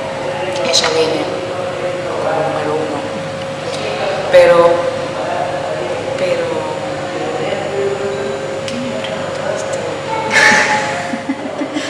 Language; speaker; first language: Spanish; non-native, fluent; Finnish